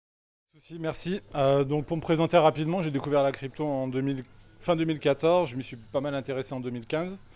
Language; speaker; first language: French; native; French